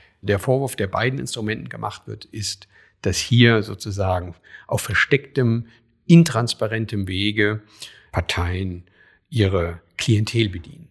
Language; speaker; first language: German; native; German